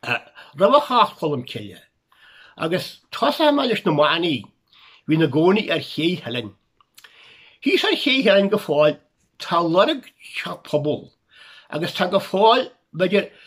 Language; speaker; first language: Irish; native; Irish